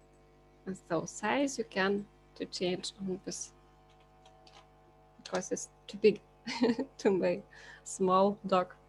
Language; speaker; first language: English; non-native, learner; Lithuanian